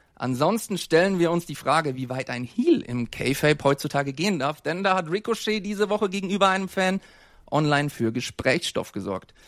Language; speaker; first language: German; native; German